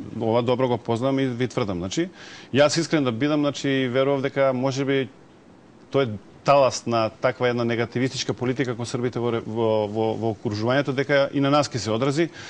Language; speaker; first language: Macedonian; non-native, local second language; Serbian